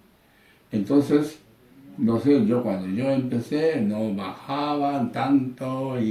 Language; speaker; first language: Spanish; non-native, learner; Japanese